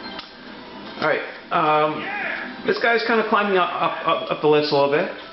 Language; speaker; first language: English; native; English